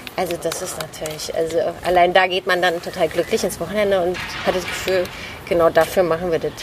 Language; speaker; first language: German; native; German